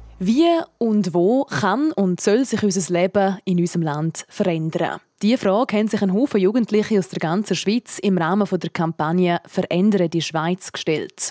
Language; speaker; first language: German; native; German